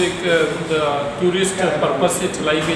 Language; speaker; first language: Hindi; native; Hindi